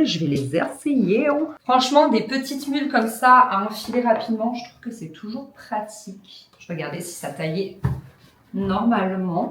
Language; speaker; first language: French; native; French